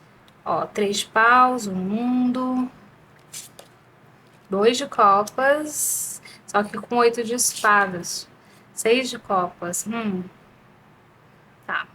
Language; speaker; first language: Portuguese; native; Portuguese